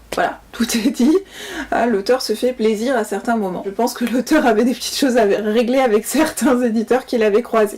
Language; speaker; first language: French; native; French